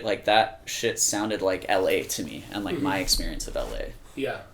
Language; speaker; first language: English; native; English